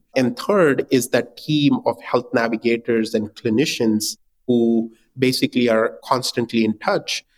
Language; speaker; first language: English; non-native, local second language; Hindi